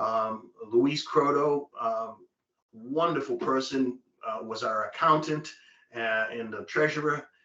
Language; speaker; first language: English; native; English